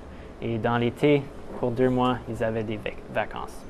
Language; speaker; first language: French; non-native, local second language; English